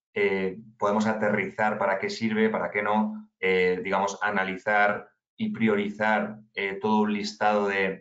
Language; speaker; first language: Spanish; native; Spanish